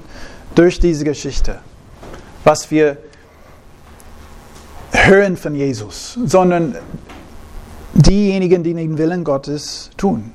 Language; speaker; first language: German; non-native, fluent; English